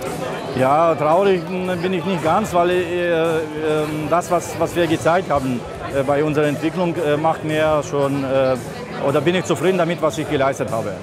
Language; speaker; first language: German; non-native, fluent; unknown